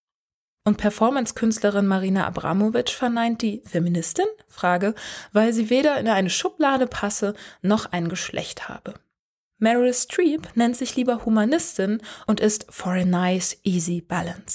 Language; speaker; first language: German; native; German